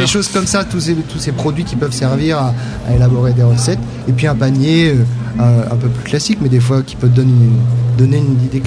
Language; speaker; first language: French; native; French